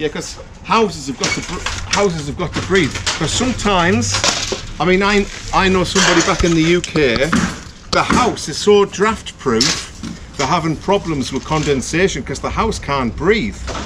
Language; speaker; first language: English; native; English